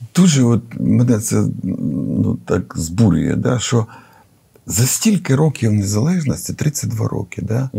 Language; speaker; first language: Ukrainian; native; Ukrainian